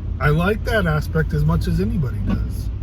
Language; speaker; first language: English; native; English